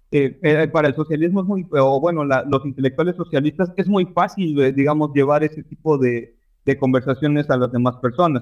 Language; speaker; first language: Spanish; native; Spanish